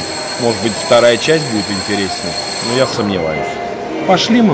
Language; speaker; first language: Russian; native; Russian